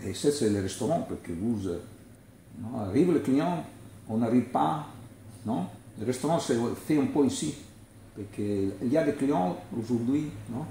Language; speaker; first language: French; non-native, learner; Italian